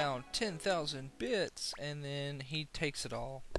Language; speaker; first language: English; native; English